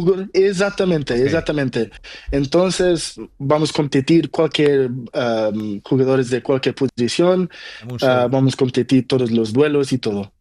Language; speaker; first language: Spanish; non-native, learner; Portuguese